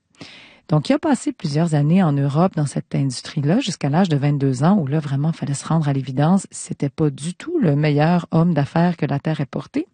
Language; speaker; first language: French; native; French